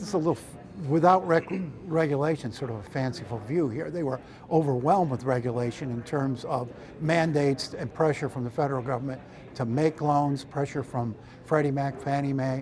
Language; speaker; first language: English; native; English